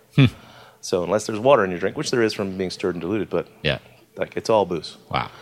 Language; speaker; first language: English; native; English